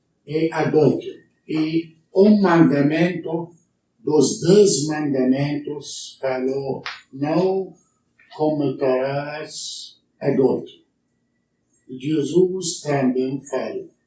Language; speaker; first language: Portuguese; non-native, learner; Arabic